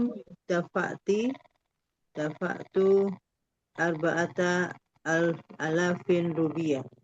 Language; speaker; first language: Arabic; non-native, learner; Indonesian